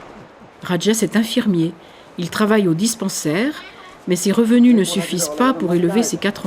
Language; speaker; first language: French; native; French